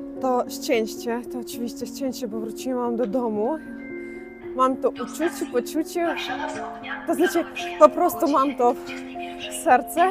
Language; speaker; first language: Polish; non-native, fluent; Russian